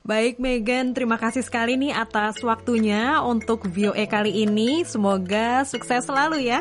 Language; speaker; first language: Indonesian; native; Indonesian